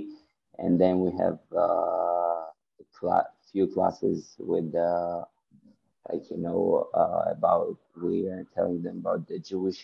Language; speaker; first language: English; non-native, learner; Ukrainian